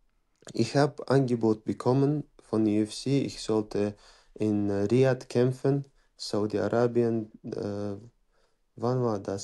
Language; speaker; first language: German; non-native, fluent; Chechen